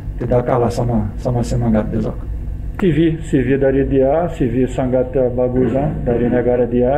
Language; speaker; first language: Indonesian; non-native, learner; Portuguese